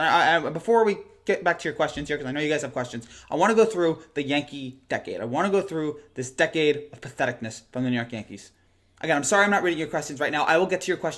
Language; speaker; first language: English; native; English